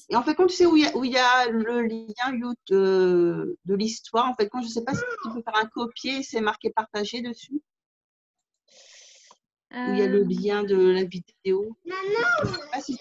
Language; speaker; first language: French; native; French